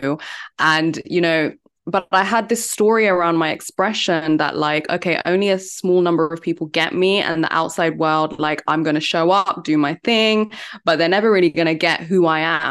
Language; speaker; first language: English; native; English